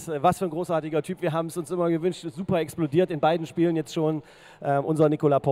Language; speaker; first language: German; native; German